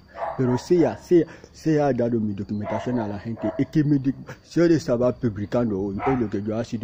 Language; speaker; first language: Spanish; non-native, learner; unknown